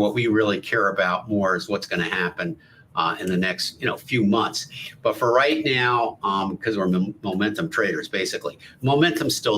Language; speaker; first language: English; native; English